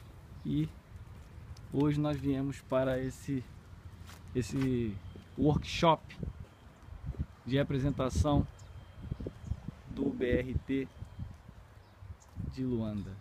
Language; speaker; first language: Portuguese; native; Portuguese